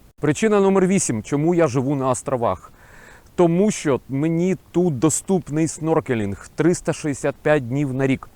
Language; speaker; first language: Ukrainian; native; Ukrainian